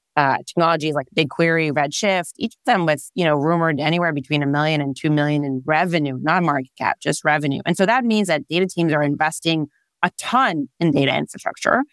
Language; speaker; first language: English; non-native, fluent; Hebrew